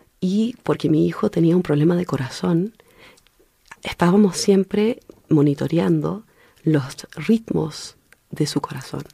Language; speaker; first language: Spanish; early bilingual, heritage; Spanish